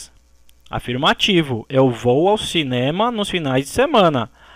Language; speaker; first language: Portuguese; native; Portuguese